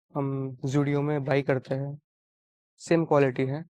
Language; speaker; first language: Hindi; non-native, local second language; Telugu